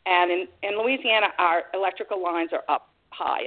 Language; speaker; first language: English; native; English